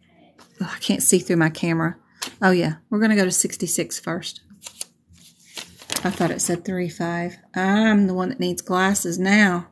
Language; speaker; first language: English; native; English